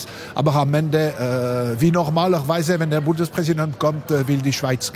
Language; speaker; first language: German; non-native, local second language; French